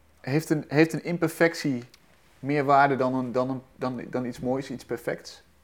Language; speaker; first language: Dutch; native; Dutch